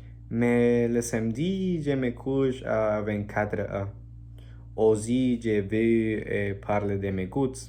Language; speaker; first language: French; non-native, learner; Spanish